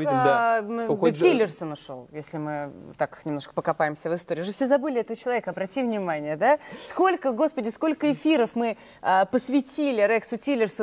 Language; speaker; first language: Russian; native; Russian